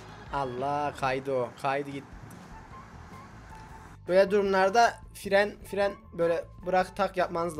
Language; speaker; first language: Turkish; native; Turkish